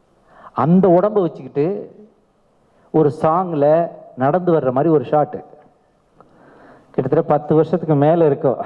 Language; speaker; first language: Tamil; native; Tamil